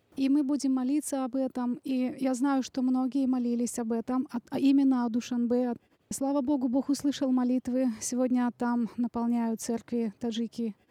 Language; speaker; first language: Russian; native; Russian